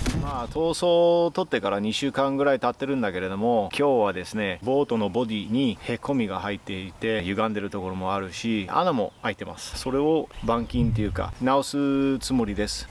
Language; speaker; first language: Japanese; non-native, fluent; English